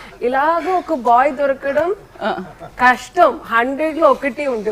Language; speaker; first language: Telugu; non-native, learner; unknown